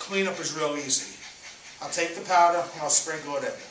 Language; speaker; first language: English; native; English